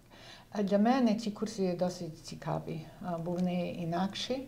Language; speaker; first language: Ukrainian; early bilingual, heritage; Ukrainian